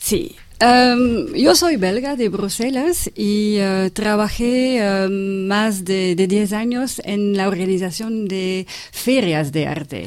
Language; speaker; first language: Spanish; non-native, fluent; French